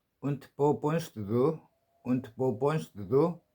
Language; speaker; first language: German; non-native, learner; Korean